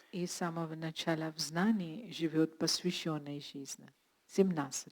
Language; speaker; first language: Russian; non-native, learner; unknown